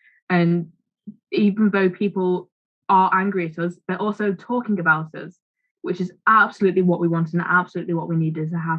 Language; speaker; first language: English; native; English